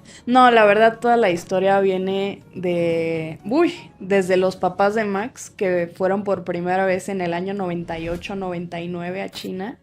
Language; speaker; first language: Spanish; native; Spanish